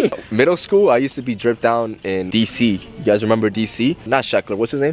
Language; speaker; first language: English; early bilingual, other home language; Spanish